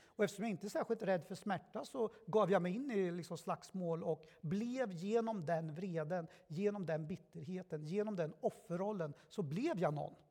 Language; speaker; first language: Swedish; early bilingual, other home language; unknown